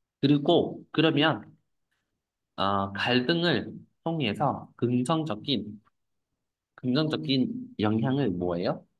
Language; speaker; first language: Korean; non-native, fluent; Vietnamese